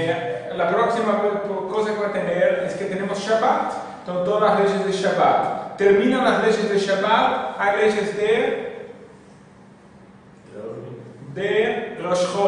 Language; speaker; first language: Spanish; non-native, fluent; Portuguese